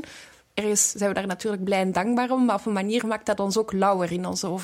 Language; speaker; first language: Dutch; native; Dutch